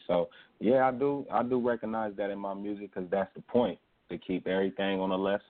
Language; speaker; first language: English; native; English